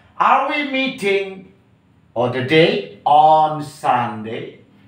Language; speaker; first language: English; non-native, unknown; Indonesian